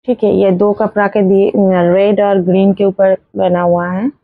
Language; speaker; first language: Hindi; non-native, local second language; Bangla